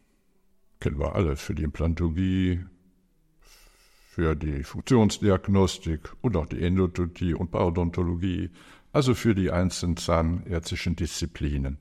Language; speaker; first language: German; native; German